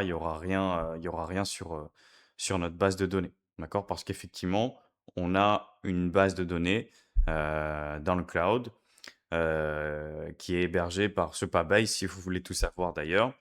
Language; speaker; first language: French; native; French